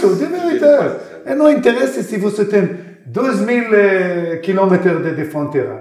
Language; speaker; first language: Portuguese; non-native, learner; Hebrew